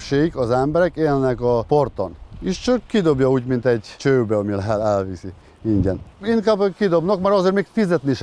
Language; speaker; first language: Hungarian; non-native, local second language; Ukrainian